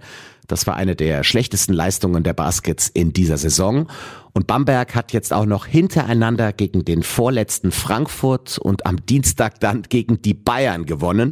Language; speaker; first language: German; native; German